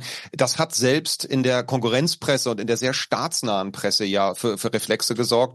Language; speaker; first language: German; native; German